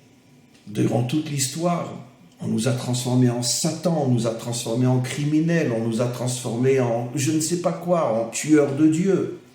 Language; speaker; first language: French; native; French